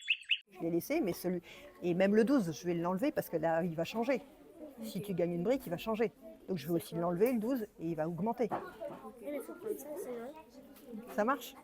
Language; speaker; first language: French; native; French